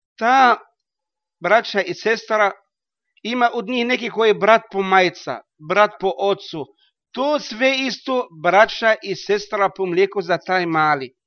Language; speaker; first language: Croatian; non-native, learner; Arabic